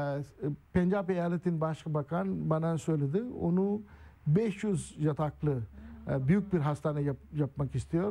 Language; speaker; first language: Turkish; non-native, learner; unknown